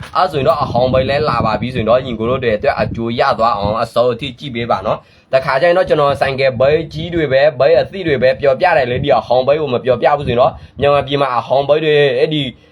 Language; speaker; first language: Burmese; non-native, local second language; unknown